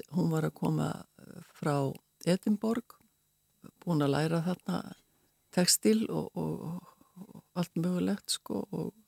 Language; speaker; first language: Icelandic; native; Icelandic